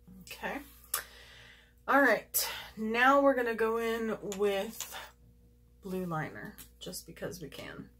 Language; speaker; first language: English; native; English